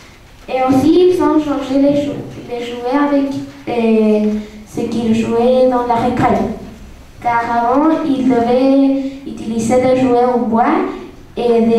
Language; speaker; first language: French; non-native, learner; Spanish